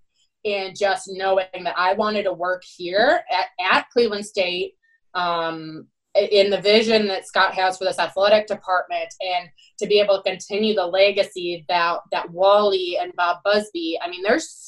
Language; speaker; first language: English; native; English